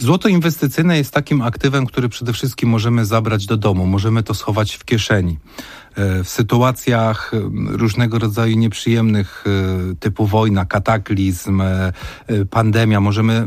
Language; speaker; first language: Polish; native; Polish